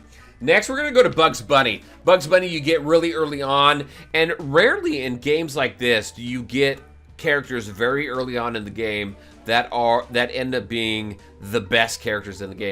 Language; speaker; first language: English; native; English